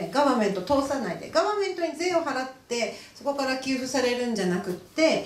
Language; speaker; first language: Japanese; native; Japanese